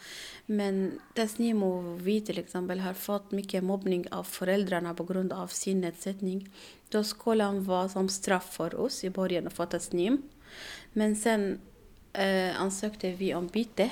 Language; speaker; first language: Swedish; non-native, learner; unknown